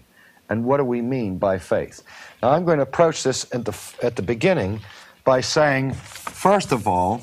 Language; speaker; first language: English; native; English